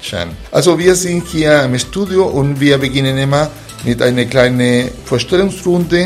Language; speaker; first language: German; non-native, fluent; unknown